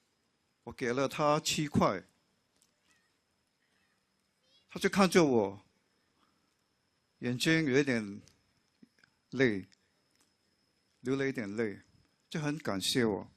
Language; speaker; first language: Chinese; non-native, local second language; English